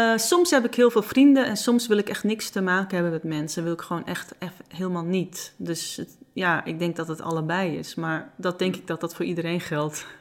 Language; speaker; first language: Dutch; non-native, local second language; Western Frisian